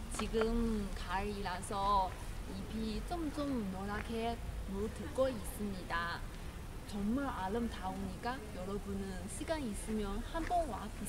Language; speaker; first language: Korean; non-native, learner; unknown